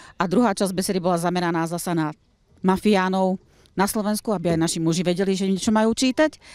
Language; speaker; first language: Slovak; native; Slovak